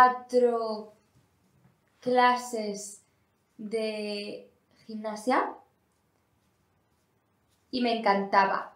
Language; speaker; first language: Spanish; non-native, learner; English